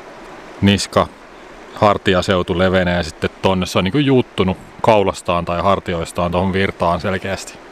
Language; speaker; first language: Finnish; native; Finnish